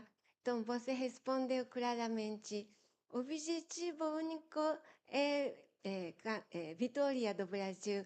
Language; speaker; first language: Portuguese; non-native, fluent; Japanese